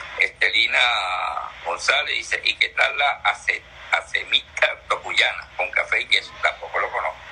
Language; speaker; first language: Spanish; native; Spanish